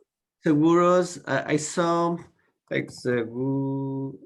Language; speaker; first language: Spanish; early bilingual, heritage; Spanish